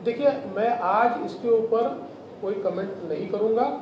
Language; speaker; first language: Hindi; non-native, local second language; Marathi